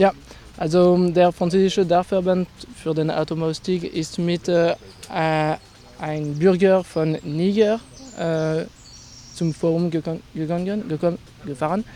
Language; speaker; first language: German; non-native, fluent; French